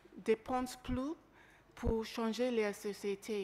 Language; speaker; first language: French; non-native, learner; English